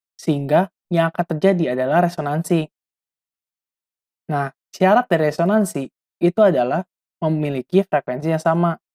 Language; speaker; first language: Indonesian; native; Indonesian